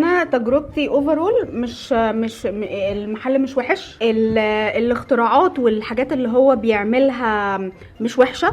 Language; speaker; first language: Arabic; native; Arabic